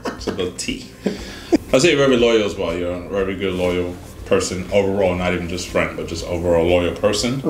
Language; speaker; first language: English; native; English